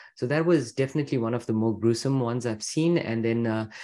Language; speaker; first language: English; native; English